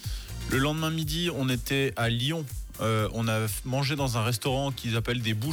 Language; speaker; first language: French; native; French